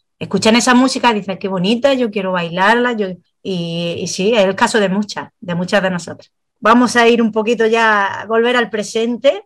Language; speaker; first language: Spanish; native; Spanish